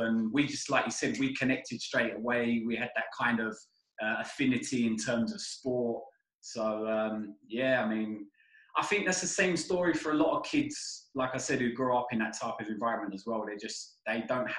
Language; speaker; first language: English; native; English